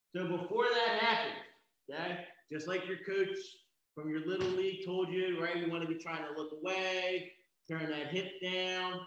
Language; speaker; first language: English; native; English